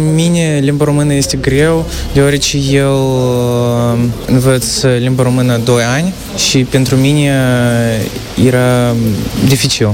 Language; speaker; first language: Romanian; non-native, learner; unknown